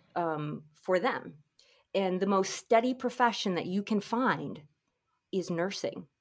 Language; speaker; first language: English; early bilingual, other home language; Filipino